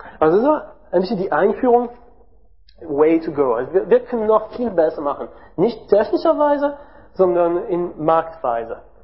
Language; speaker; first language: German; non-native, learner; French